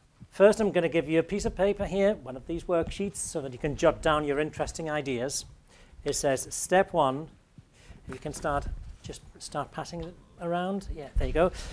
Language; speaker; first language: English; native; English